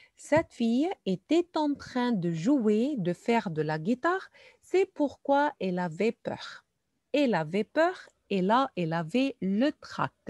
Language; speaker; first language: French; non-native, fluent; Arabic